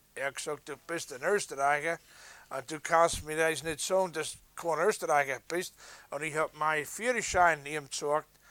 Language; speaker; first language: German; early bilingual, heritage; English